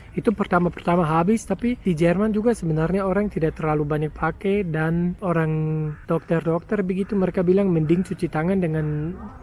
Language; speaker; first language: Indonesian; non-native, fluent; German